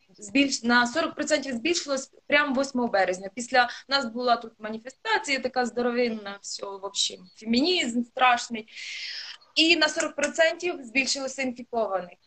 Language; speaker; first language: Ukrainian; non-native, local second language; Russian